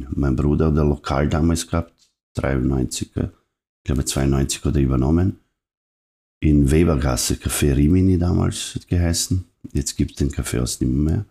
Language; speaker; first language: German; non-native, fluent; Serbian